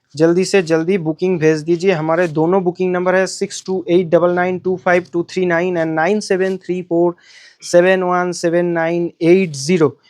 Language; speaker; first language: Hindi; non-native, local second language; Bangla